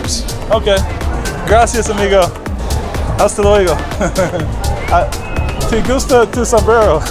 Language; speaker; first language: Spanish; non-native, learner; English